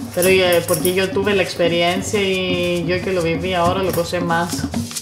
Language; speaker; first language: Spanish; non-native, fluent; Greek